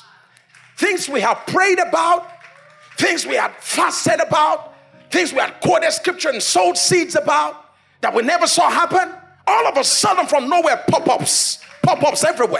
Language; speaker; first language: English; non-native, local second language; Yoruba